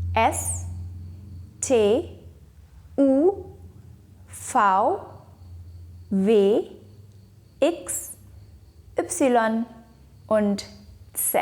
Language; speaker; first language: German; non-native, fluent; Indonesian